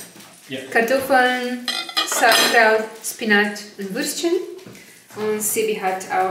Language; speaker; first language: German; non-native, learner; Slovenian